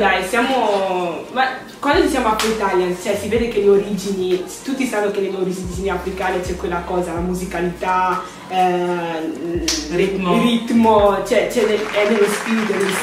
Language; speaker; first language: Italian; early bilingual, other home language; English